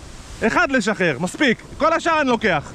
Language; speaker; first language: Hebrew; native; Hebrew